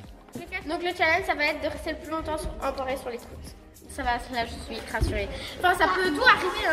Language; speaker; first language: French; native; French